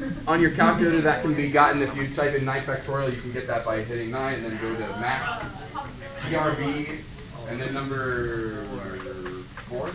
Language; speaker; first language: English; native; English